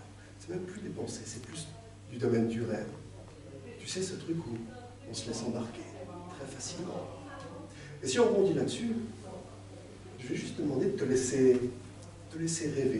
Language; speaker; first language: French; native; French